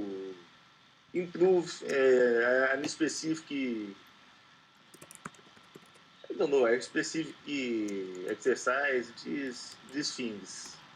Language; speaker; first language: English; non-native, learner; Portuguese